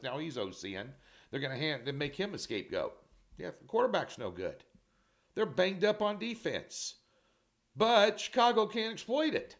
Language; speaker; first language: English; native; English